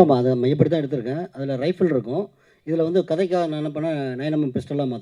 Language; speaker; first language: Tamil; native; Tamil